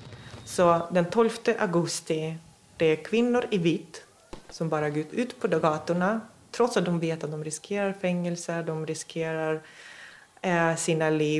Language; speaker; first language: Swedish; non-native, fluent; Russian